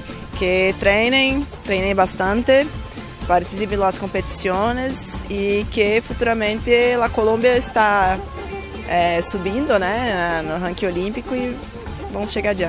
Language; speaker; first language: Spanish; non-native, learner; Portuguese